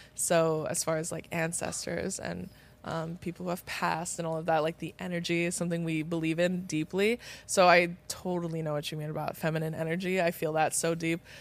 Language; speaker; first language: English; native; English